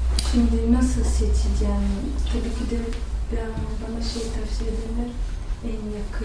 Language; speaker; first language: Turkish; non-native, learner; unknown